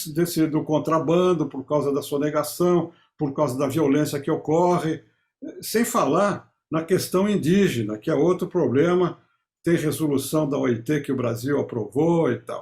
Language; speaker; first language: Portuguese; native; Portuguese